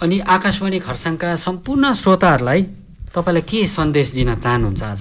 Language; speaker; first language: Nepali; native; Nepali